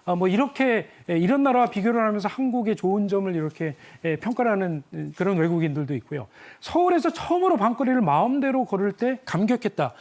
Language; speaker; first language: Korean; native; Korean